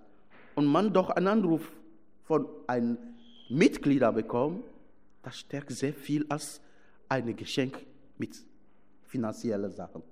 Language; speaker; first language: German; non-native, fluent; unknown